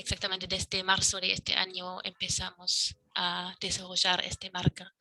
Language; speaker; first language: Spanish; non-native, fluent; German